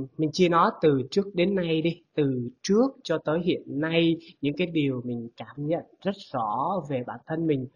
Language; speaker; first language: Vietnamese; non-native, local second language; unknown